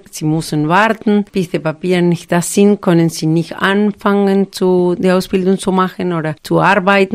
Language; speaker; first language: German; non-native, fluent; Spanish